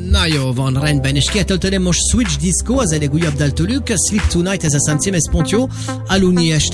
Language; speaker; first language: Hungarian; native; Hungarian